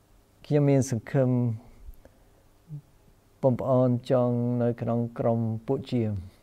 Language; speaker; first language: Khmer; non-native, fluent; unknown